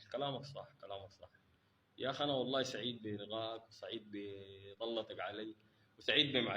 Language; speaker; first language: Arabic; native; Arabic